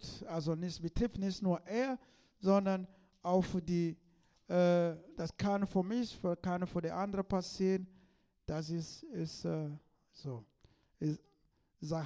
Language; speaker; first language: German; non-native, learner; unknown